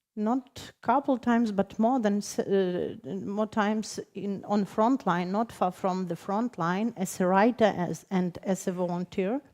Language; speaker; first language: English; non-native, fluent; Ukrainian